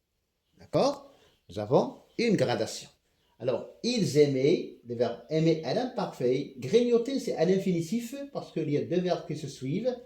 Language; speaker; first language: French; non-native, local second language; Arabic